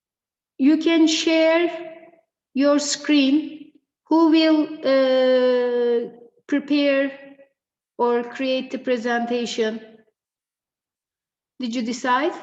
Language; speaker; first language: English; non-native, fluent; Turkish